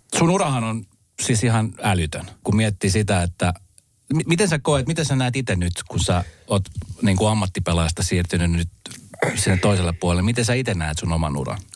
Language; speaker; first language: Finnish; native; Finnish